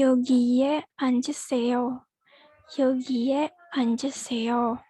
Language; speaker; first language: Korean; non-native, learner; Indonesian